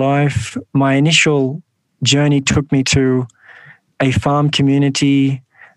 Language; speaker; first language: English; native; English